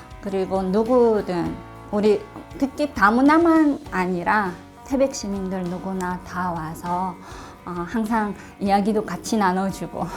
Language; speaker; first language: Korean; non-native, fluent; Russian